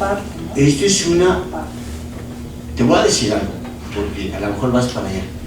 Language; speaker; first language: Spanish; native; Spanish